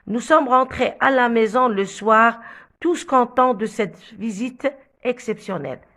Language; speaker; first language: French; non-native, local second language; Arabic